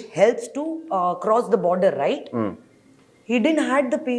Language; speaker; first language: Telugu; non-native, local second language; Hindi